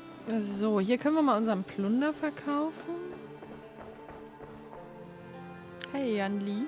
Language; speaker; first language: German; native; German